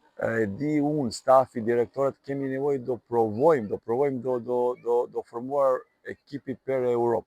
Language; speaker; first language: Albanian; non-native, learner; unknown